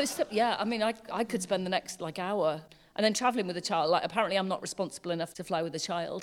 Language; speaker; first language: English; native; English